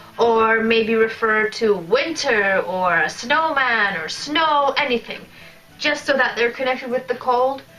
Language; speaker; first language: English; non-native, fluent; Polish